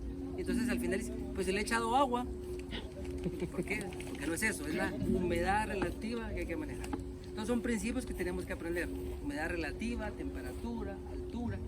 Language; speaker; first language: Spanish; native; Spanish